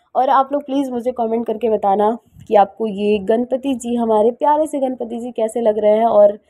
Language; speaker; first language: Hindi; native; Hindi